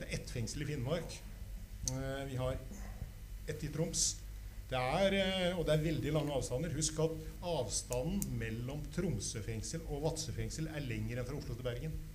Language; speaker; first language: Norwegian; native; Norwegian